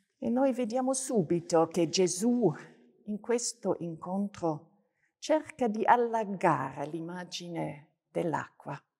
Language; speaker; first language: Italian; non-native, fluent; German